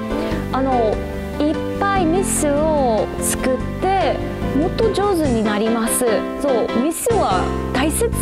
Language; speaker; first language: Japanese; non-native, learner; English